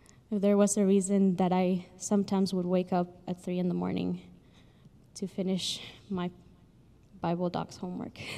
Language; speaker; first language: English; early bilingual, other home language; Spanish